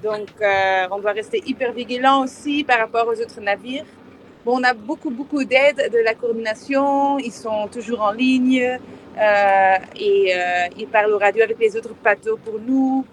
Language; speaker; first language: French; non-native, fluent; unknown